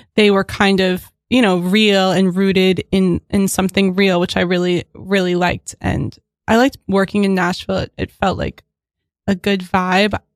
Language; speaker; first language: English; native; English